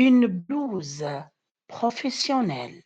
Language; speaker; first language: French; non-native, fluent; Arabic